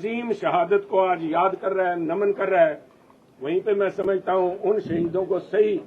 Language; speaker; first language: Hindi; non-native, local second language; Punjabi